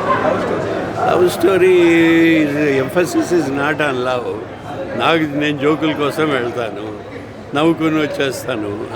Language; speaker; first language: Telugu; native; Telugu